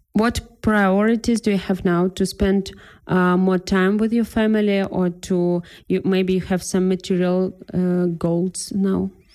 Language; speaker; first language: English; non-native, fluent; Ukrainian